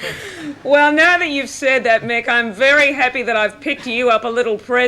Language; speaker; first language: English; native; English